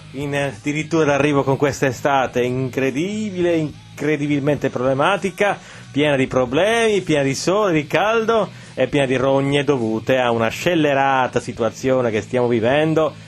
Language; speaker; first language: Italian; native; Italian